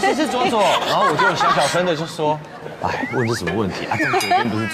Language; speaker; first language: Chinese; native; Chinese